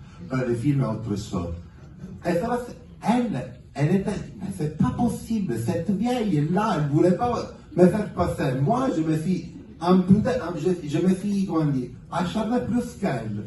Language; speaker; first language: French; non-native, fluent; Italian